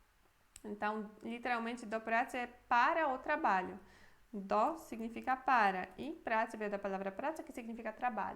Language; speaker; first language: Portuguese; non-native, fluent; Polish